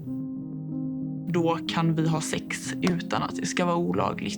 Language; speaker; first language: Swedish; native; Swedish